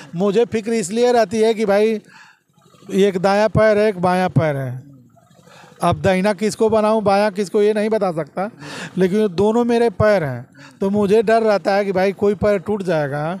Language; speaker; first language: Hindi; native; Hindi